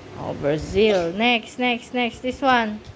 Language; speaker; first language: English; non-native, local second language; Filipino